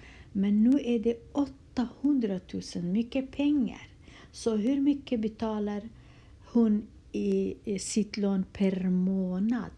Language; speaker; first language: Swedish; non-native, fluent; Kurdish